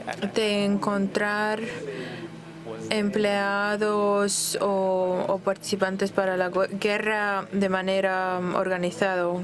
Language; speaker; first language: Spanish; non-native, fluent; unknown